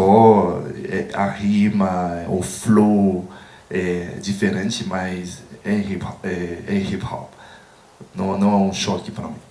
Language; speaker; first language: Portuguese; non-native, learner; Haitian Creole